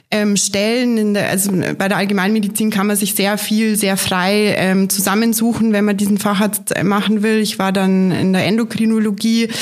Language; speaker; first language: German; native; German